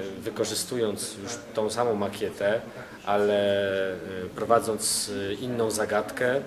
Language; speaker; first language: Polish; native; Polish